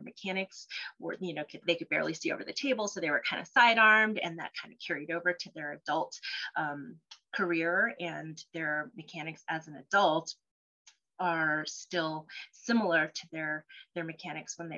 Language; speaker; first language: English; early bilingual, other home language; Cantonese